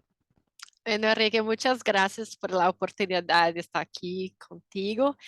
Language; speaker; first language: Spanish; non-native, fluent; Portuguese